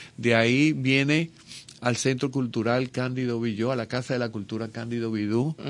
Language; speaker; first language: Spanish; native; Spanish